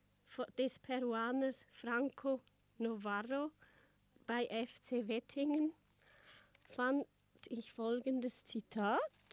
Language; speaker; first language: German; native; German